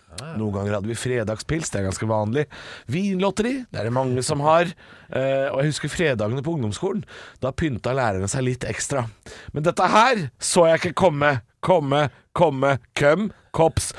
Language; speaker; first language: Norwegian; native; Norwegian